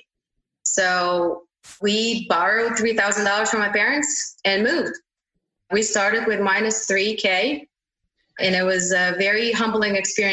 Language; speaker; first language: English; non-native, fluent; Uzbek